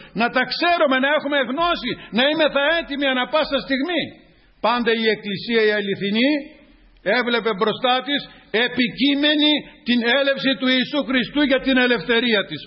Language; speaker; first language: Greek; native; Greek